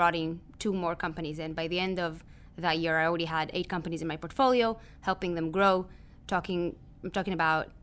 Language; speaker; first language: English; early bilingual, other home language; Hebrew